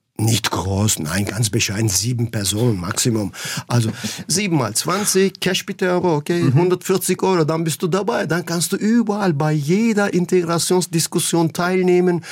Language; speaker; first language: German; non-native, fluent; Turkish